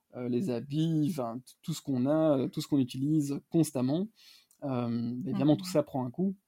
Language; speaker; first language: French; native; French